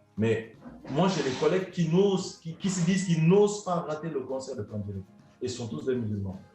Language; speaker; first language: French; non-native, local second language; Wolof